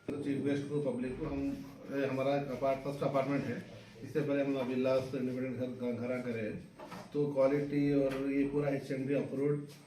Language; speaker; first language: Hindi; non-native, local second language; Urdu